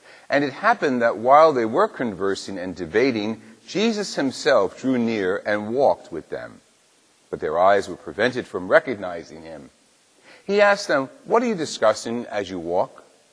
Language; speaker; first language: English; native; English